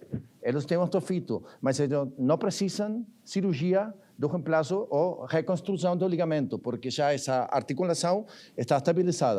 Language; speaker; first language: Portuguese; non-native, learner; Spanish